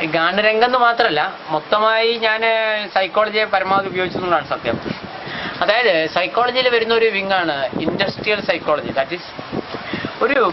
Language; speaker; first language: Malayalam; non-native, local second language; Hindi